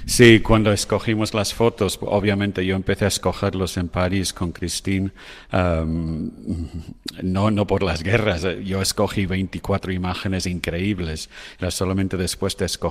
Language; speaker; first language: Spanish; non-native, fluent; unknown